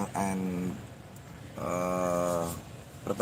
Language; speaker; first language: English; non-native, learner; Indonesian